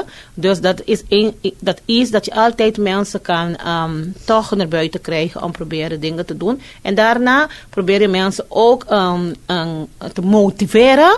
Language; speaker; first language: Dutch; non-native, fluent; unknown